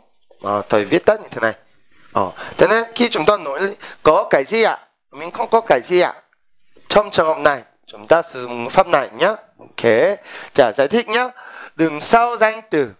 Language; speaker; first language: Vietnamese; non-native, fluent; Korean